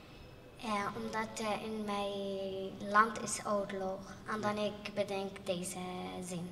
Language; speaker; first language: Dutch; non-native, learner; Arabic